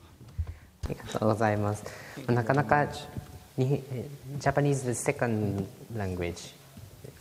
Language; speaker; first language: Japanese; native; Japanese